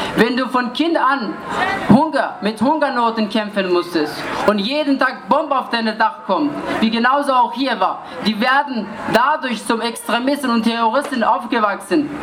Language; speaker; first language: German; non-native, fluent; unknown